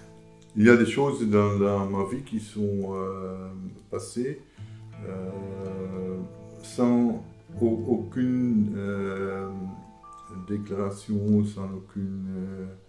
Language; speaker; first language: French; non-native, fluent; Dutch